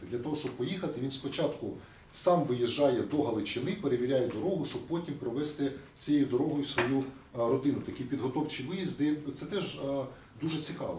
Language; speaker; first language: Ukrainian; native; Ukrainian